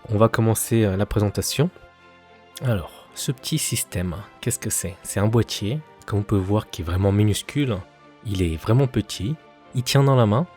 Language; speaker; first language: French; native; French